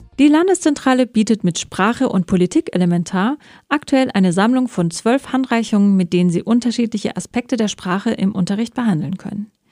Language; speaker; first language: German; early bilingual, other home language; Persian